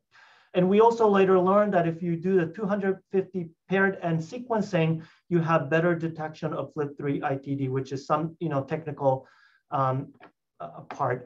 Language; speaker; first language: English; non-native, fluent; Japanese